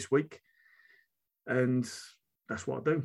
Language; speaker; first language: English; native; English